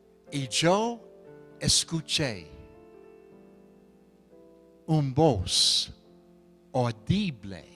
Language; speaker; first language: Spanish; non-native, fluent; English